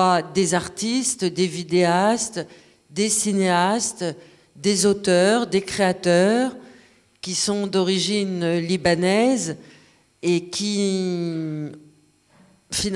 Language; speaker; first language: French; native; French